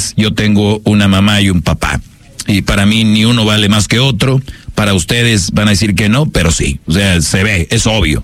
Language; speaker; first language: Spanish; native; Spanish